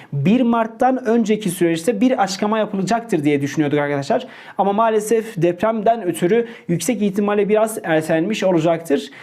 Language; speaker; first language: Turkish; native; Turkish